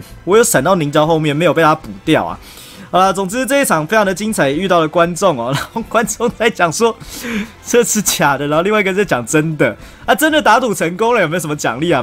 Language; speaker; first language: Chinese; native; Chinese